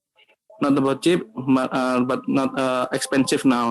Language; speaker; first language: English; non-native, learner; Indonesian